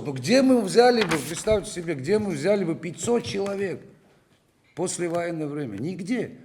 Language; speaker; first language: Russian; native; Russian